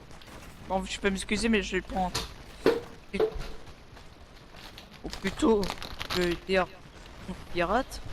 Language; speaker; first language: French; native; French